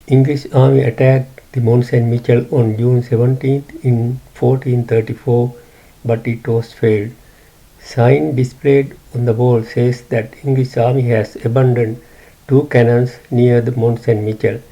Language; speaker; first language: English; non-native, local second language; Sinhala